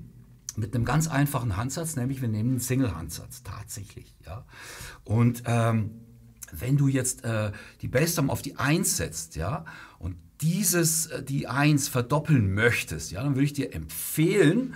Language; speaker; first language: German; native; German